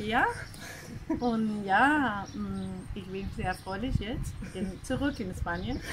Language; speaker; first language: German; non-native, learner; Spanish